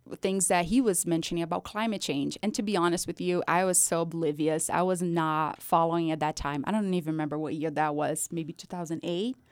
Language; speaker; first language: English; non-native, fluent; Portuguese